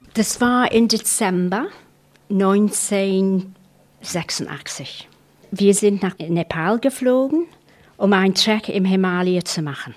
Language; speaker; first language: German; non-native, fluent; English